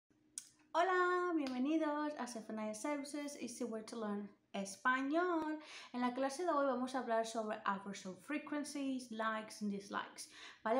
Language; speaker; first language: Spanish; non-native, fluent; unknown